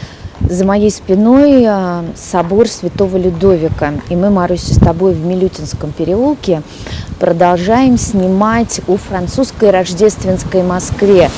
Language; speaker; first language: Russian; native; Russian